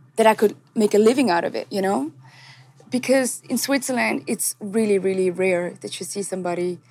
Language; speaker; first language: English; non-native, fluent; Tamil